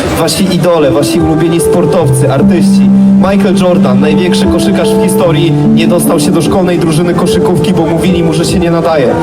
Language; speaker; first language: Polish; native; Polish